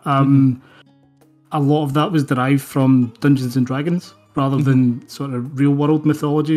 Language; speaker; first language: English; native; English